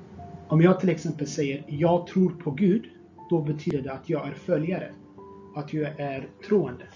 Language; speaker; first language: Swedish; non-native, fluent; Tigrinya